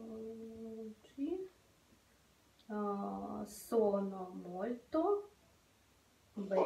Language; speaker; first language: Italian; non-native, learner; Russian